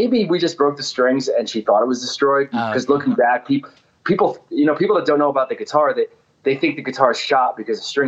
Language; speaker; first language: English; native; English